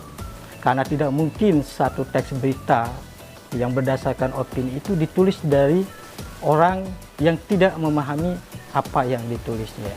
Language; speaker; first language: Indonesian; native; Indonesian